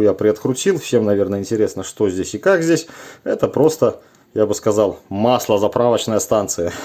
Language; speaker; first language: Russian; native; Russian